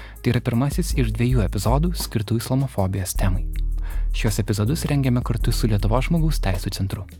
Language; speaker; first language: Lithuanian; native; Lithuanian